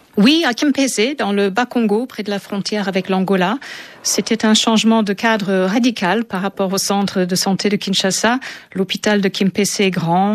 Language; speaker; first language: French; native; French